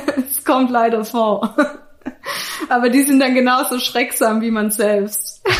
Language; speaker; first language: German; native; German